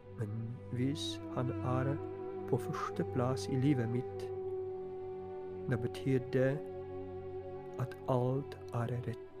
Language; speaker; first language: Norwegian; non-native, fluent; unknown